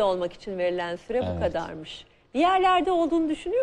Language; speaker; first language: Turkish; native; Turkish